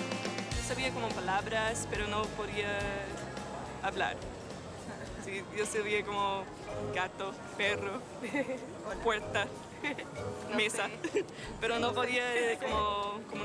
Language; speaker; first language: Spanish; non-native, learner; English